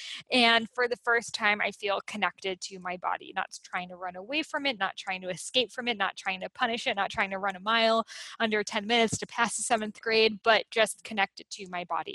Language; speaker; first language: English; early bilingual, other home language; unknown